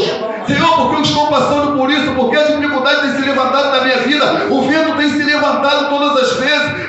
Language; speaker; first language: Portuguese; native; Portuguese